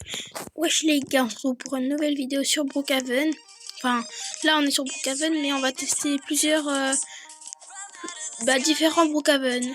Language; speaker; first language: French; native; French